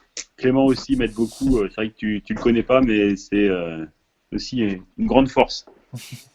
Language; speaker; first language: French; native; French